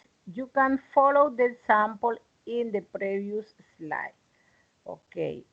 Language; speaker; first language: English; non-native, learner; Spanish